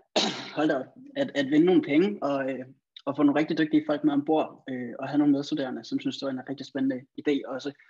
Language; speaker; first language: Danish; native; Danish